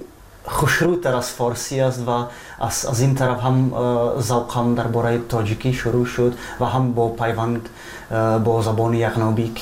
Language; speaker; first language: Persian; non-native, fluent; Czech